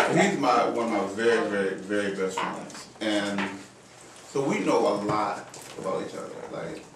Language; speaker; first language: English; native; English